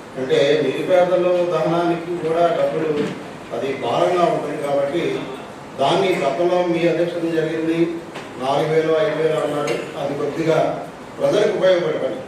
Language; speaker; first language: Telugu; native; Telugu